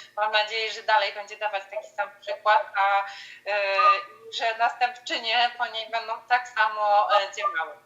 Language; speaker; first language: Polish; native; Polish